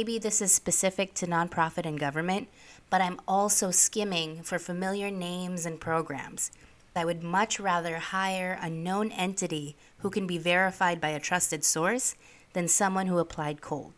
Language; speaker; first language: English; native; English